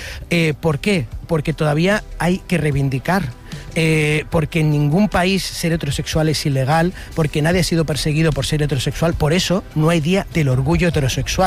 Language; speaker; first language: Spanish; native; Spanish